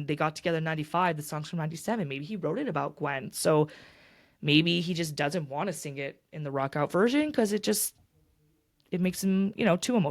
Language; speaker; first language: English; native; English